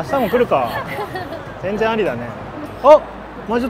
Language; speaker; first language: Japanese; native; Japanese